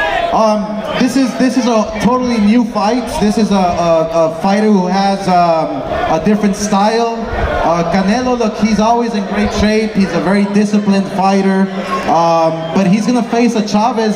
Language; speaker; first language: English; early bilingual, other home language; Spanish